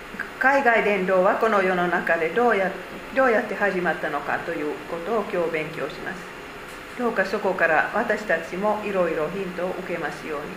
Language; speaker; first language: Japanese; non-native, fluent; Finnish